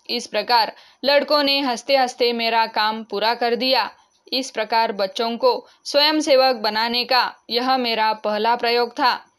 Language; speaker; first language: Hindi; non-native, local second language; Marathi